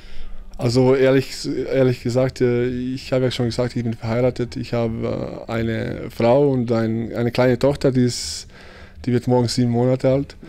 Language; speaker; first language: German; early bilingual, other home language; Bosnian